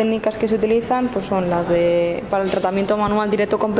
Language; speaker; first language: Spanish; native; Spanish